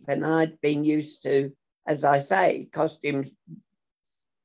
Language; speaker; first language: English; native; English